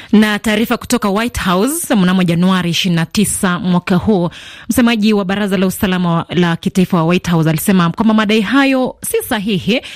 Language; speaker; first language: Swahili; non-native, local second language; Gusii